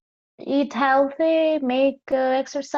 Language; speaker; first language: English; non-native, learner; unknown